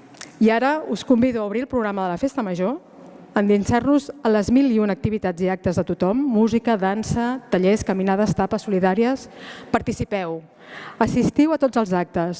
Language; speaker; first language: Catalan; native; Catalan